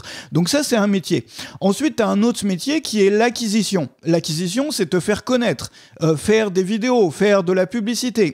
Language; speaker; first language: French; native; French